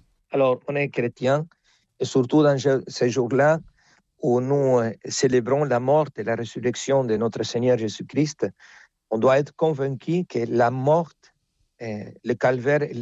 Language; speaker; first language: French; non-native, fluent; Spanish